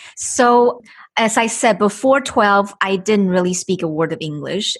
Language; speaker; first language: English; non-native, fluent; Chinese